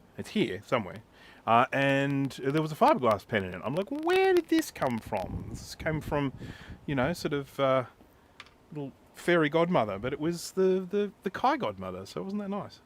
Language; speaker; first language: English; native; English